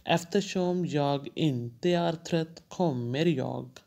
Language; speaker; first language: Swedish; non-native, fluent; Urdu